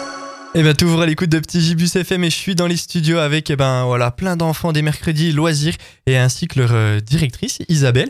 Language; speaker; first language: French; native; French